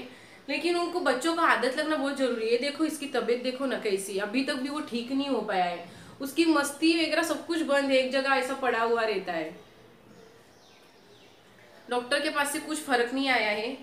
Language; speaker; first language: Hindi; native; Hindi